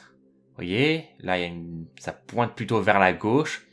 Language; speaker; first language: French; native; French